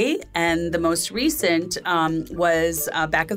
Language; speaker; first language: English; native; English